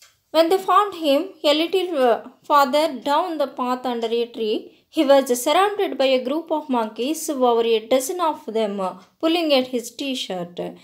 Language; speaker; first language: English; non-native, local second language; Telugu